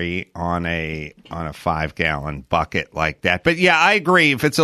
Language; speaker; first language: English; native; English